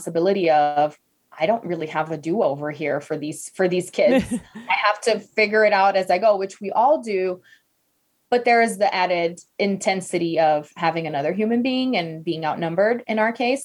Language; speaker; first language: English; non-native, fluent; Portuguese